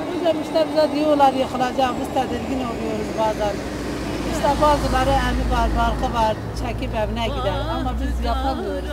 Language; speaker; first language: Turkish; non-native, local second language; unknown